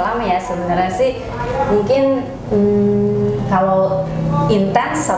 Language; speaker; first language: Indonesian; native; Indonesian